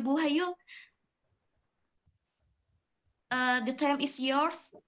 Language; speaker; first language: English; non-native, learner; Indonesian